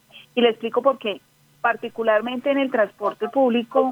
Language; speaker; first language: Spanish; native; Spanish